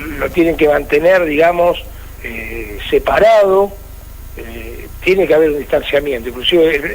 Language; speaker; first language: Spanish; native; Spanish